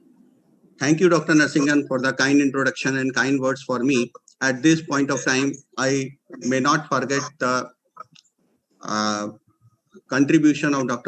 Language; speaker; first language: English; non-native, local second language; Hindi